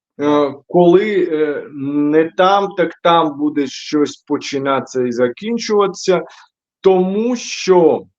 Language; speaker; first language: Ukrainian; non-native, local second language; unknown